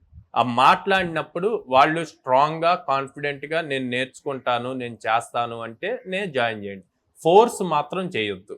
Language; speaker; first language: Telugu; native; Telugu